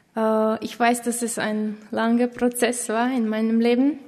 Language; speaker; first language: German; non-native, fluent; Slovak